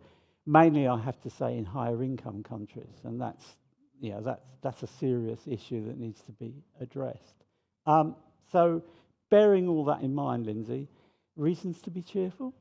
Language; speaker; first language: English; native; English